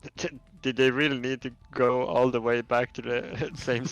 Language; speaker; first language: English; non-native, fluent; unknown